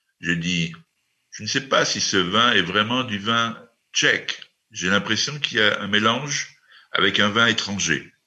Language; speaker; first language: French; native; French